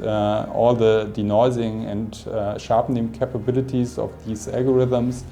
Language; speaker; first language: English; non-native, fluent; German